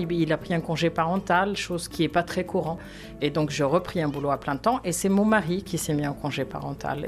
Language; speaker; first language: French; non-native, fluent; Swedish